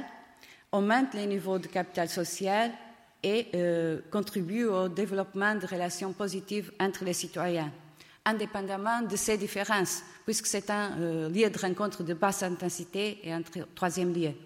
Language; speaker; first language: French; non-native, fluent; Portuguese